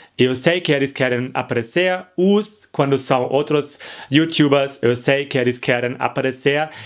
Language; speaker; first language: Portuguese; non-native, fluent; German